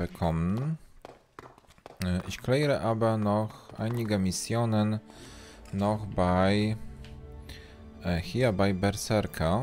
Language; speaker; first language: German; non-native, learner; Polish